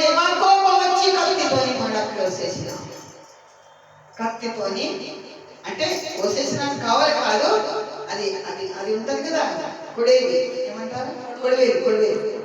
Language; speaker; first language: Telugu; non-native, learner; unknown